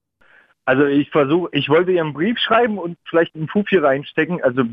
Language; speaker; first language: German; early bilingual, other home language; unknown